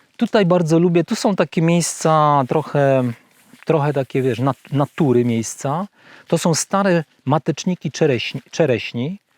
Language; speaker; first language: Polish; native; Polish